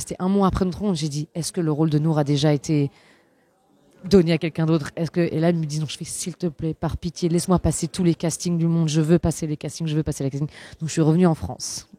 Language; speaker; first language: French; native; French